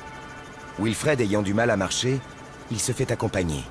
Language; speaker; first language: French; native; French